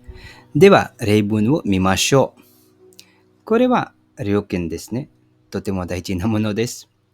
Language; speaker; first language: Japanese; non-native, fluent; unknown